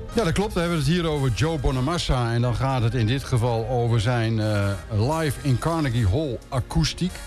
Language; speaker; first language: Dutch; native; Dutch